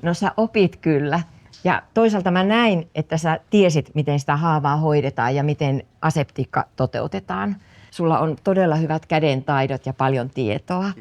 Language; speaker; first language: Finnish; native; Finnish